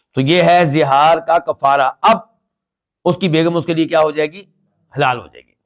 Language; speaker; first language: Urdu; non-native, local second language; Punjabi